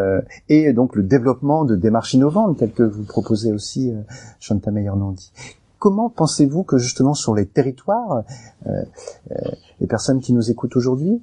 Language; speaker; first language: French; native; French